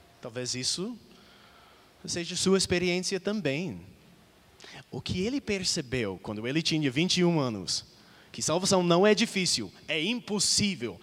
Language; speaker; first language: Portuguese; non-native, fluent; English